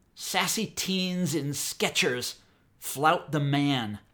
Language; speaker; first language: English; native; English